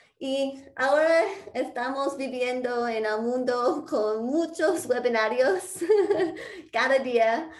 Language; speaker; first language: Spanish; non-native, fluent; English